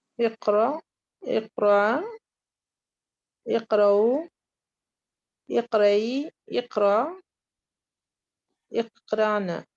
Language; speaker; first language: Arabic; non-native, learner; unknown